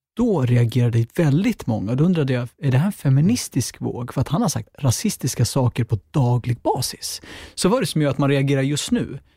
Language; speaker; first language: Swedish; native; Swedish